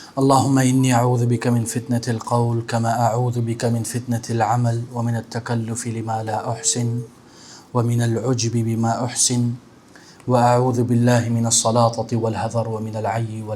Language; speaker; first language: Arabic; non-native, fluent; Urdu